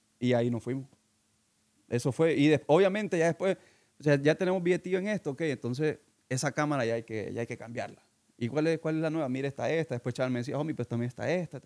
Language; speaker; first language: Spanish; native; Spanish